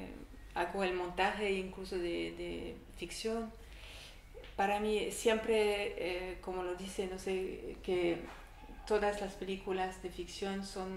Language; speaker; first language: Spanish; non-native, learner; French